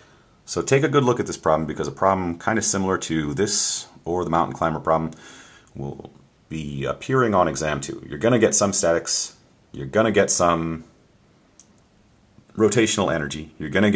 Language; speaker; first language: English; native; English